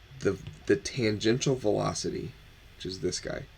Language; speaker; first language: English; native; English